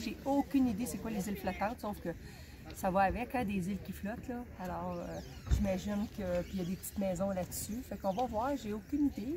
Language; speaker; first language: French; native; French